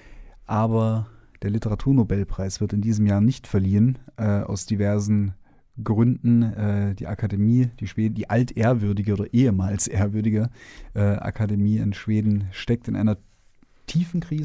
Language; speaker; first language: German; native; German